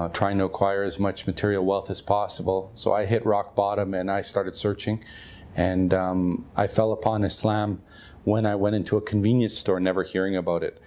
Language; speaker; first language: English; native; English